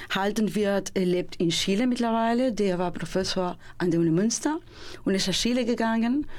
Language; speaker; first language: German; non-native, fluent; Spanish